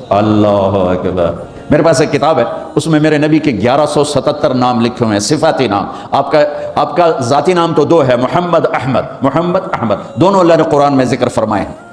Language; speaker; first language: Urdu; non-native, local second language; Punjabi